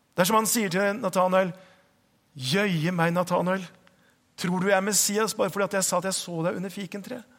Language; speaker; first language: Norwegian; native; Norwegian